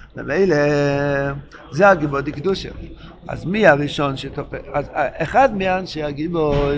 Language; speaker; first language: Hebrew; non-native, local second language; Yiddish